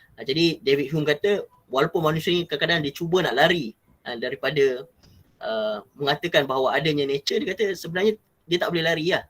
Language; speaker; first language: Malay; native; Malay